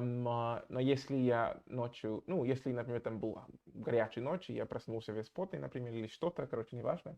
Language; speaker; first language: Russian; non-native, fluent; English